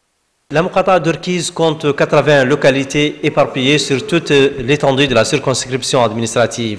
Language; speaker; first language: French; non-native, local second language; Arabic